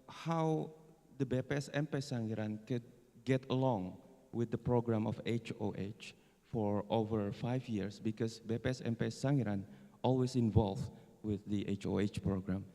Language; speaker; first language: English; non-native, fluent; Indonesian